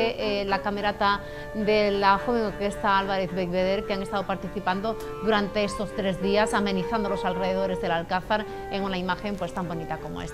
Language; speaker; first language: Spanish; native; Spanish